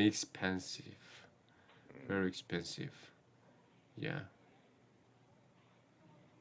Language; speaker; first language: English; non-native, learner; Korean